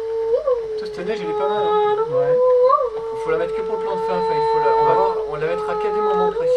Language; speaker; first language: French; native; French